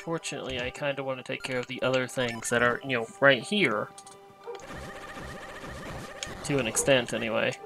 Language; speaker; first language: English; native; English